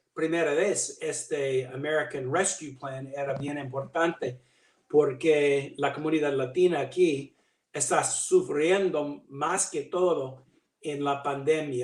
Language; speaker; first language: Spanish; non-native, learner; English